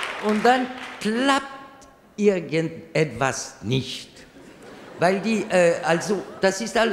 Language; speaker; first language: German; non-native, fluent; French